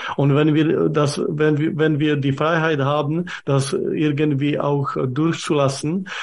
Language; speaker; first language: German; non-native, fluent; Czech